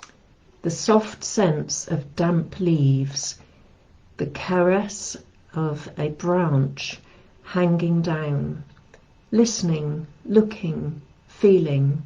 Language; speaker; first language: English; native; English